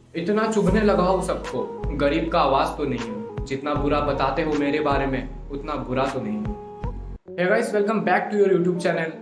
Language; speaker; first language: Hindi; non-native, local second language; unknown